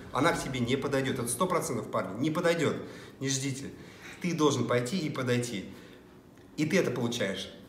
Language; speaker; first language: Russian; native; Russian